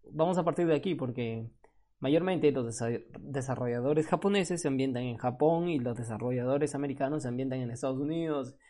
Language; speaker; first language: Spanish; native; Spanish